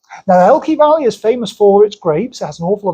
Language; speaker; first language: English; native; English